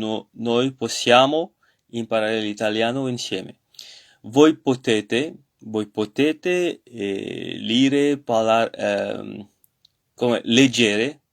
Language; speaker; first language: Italian; non-native, learner; French